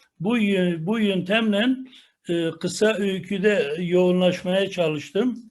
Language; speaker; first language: Turkish; non-native, local second language; Kurdish